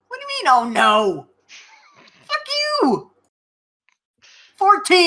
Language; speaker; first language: English; native; English